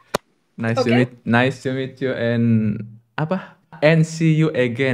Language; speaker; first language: English; non-native, learner; Indonesian